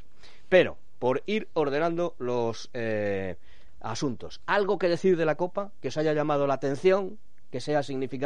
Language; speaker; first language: Spanish; native; Spanish